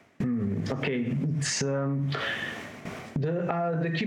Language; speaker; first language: English; non-native, learner; Italian